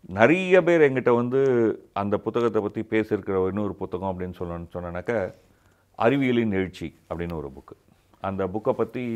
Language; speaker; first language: Tamil; native; Tamil